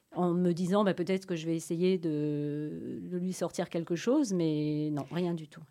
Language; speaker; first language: French; native; French